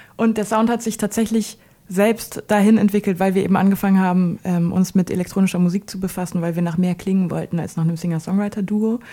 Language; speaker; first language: German; native; German